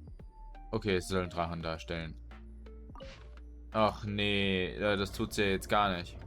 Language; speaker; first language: German; native; German